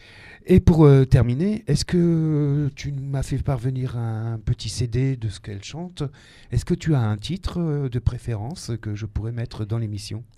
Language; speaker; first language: French; native; French